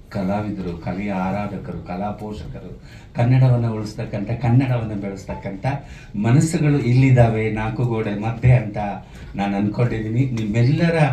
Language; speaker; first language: Kannada; native; Kannada